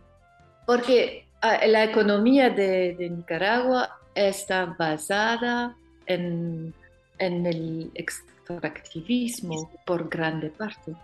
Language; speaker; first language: Spanish; non-native, fluent; French